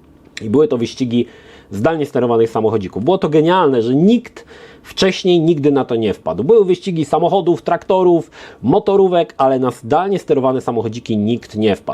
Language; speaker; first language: Polish; native; Polish